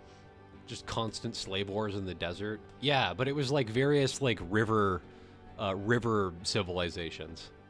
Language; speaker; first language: English; native; English